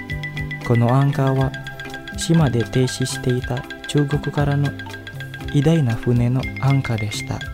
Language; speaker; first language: Japanese; non-native, fluent; Indonesian